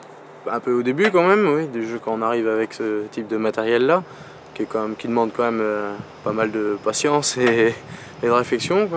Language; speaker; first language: French; native; French